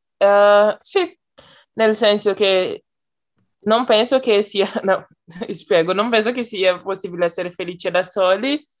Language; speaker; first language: Italian; non-native, fluent; Portuguese